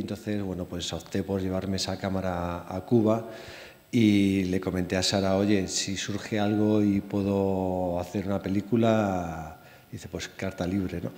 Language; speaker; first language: Spanish; native; Spanish